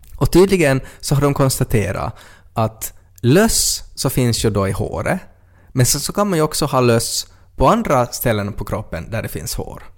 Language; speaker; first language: Swedish; native; Swedish